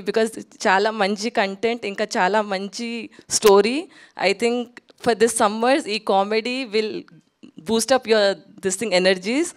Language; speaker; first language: Telugu; non-native, local second language; Hindi